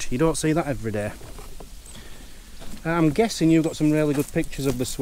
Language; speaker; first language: English; native; English